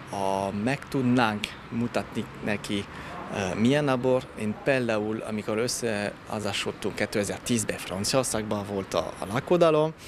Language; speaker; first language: Hungarian; non-native, fluent; French